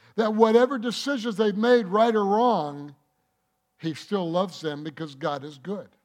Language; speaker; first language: English; native; English